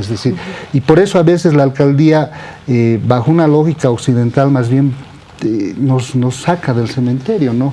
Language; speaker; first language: Spanish; native; Spanish